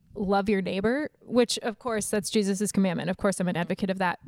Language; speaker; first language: English; native; English